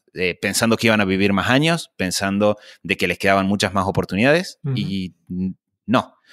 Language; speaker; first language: Spanish; native; Spanish